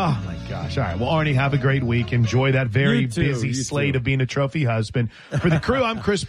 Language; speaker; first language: English; native; English